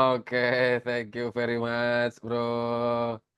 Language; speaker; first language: English; non-native, fluent; Indonesian